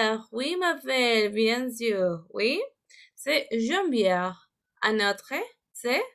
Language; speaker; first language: French; non-native, fluent; Spanish